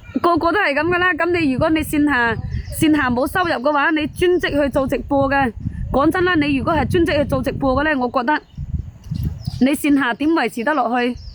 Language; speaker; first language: Cantonese; native; Cantonese